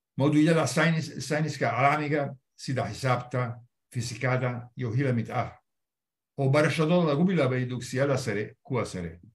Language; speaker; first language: Somali; non-native, fluent; Italian